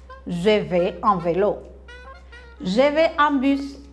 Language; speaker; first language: French; non-native, fluent; Spanish